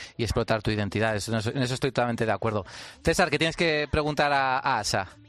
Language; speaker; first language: Spanish; native; Spanish